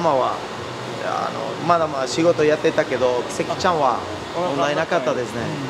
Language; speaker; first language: Japanese; non-native, learner; Spanish